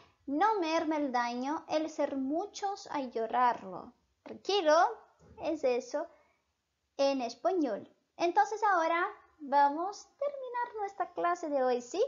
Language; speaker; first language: Spanish; non-native, fluent; Portuguese